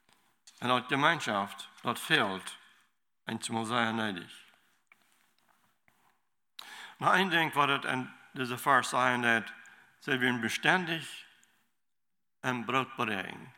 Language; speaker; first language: German; non-native, learner; Low German